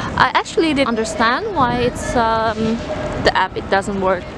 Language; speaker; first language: English; non-native, learner; Thai